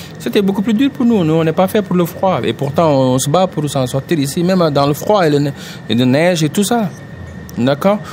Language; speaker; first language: French; non-native, local second language; Wolof